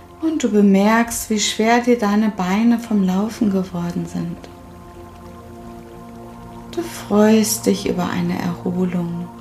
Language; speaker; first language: German; native; German